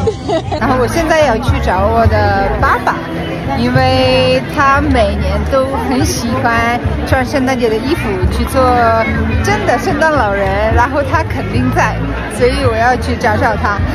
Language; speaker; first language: Chinese; non-native, fluent; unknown